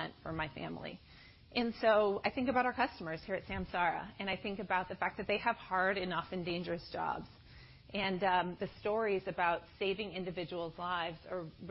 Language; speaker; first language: English; native; English